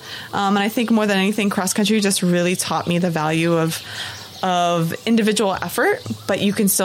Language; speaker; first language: English; native; English